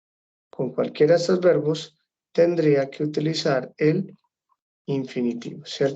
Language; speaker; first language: Spanish; native; Spanish